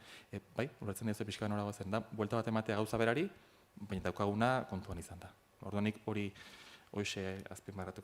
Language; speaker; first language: Basque; native; Basque